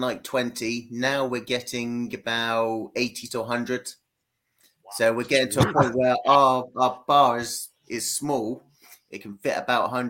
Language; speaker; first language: English; native; English